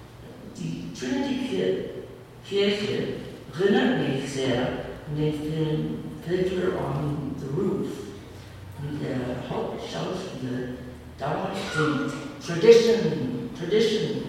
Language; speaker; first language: German; early bilingual, heritage; English